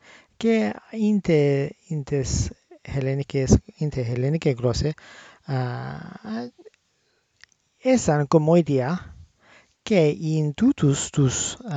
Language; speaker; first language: Greek; non-native, learner; English